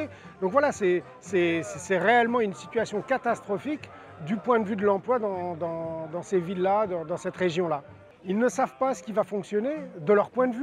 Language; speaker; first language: French; native; French